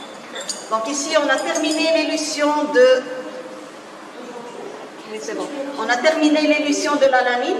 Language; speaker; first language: French; non-native, local second language; Arabic